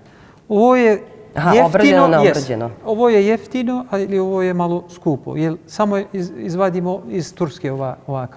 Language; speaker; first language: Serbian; early bilingual, heritage; Turkish